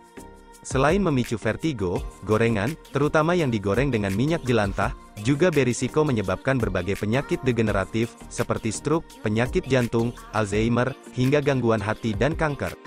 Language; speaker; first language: Indonesian; native; Indonesian